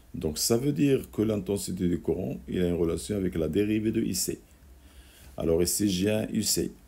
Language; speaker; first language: French; non-native, local second language; Arabic